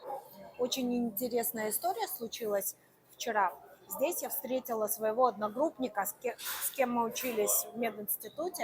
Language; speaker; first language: Russian; native; Russian